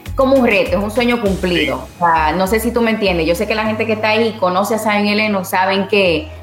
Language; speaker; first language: Spanish; native; Spanish